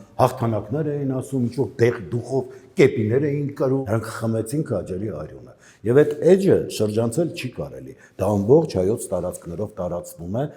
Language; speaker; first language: Armenian; native; Armenian